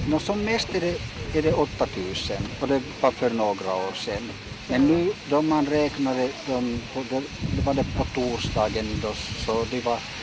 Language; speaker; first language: Swedish; non-native, local second language; Finnish